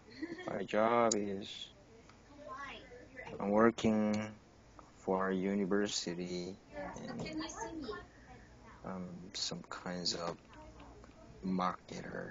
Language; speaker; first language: English; non-native, learner; Korean